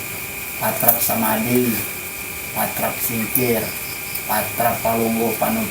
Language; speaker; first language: Indonesian; non-native, local second language; Javanese